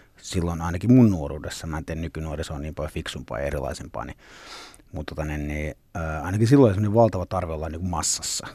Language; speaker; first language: Finnish; early bilingual, other home language; Swedish